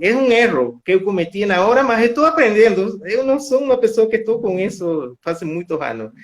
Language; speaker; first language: Portuguese; non-native, fluent; Spanish